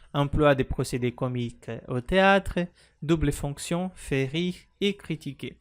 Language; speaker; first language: French; non-native, fluent; Portuguese